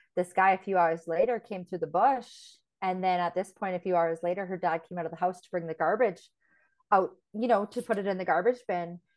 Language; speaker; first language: English; native; English